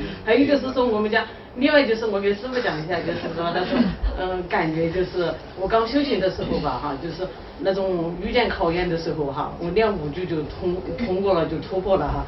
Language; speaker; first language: Chinese; native; Chinese